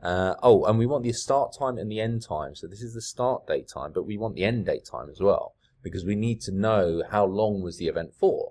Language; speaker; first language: English; native; English